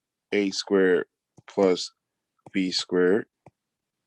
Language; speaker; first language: English; native; English